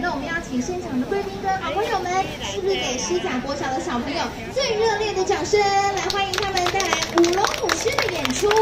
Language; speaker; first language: Chinese; native; Chinese